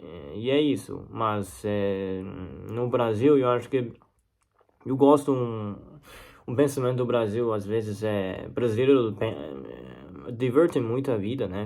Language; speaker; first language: Portuguese; non-native, learner; Chinese